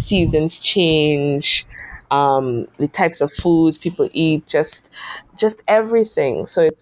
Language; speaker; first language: English; native; English